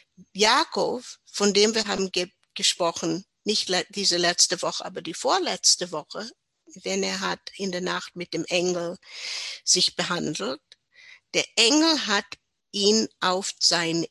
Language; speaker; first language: German; non-native, learner; English